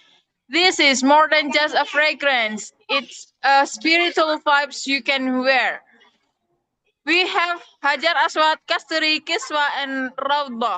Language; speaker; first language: English; non-native, learner; Indonesian